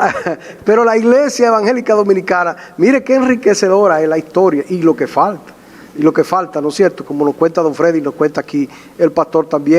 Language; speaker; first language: Spanish; native; Spanish